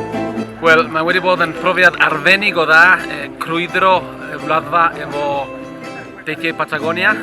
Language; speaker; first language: Welsh; early bilingual, heritage; Welsh